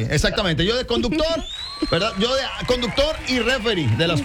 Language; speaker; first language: Spanish; native; Spanish